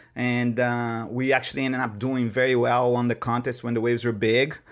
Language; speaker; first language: English; non-native, fluent; Portuguese